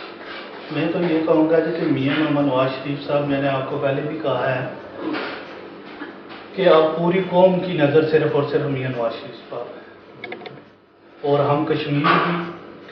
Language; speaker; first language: Urdu; non-native, local second language; Pahari-Potwari